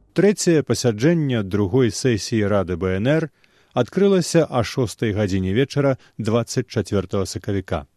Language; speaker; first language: Belarusian; native; Belarusian